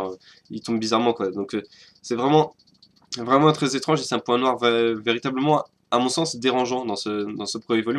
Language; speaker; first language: French; native; French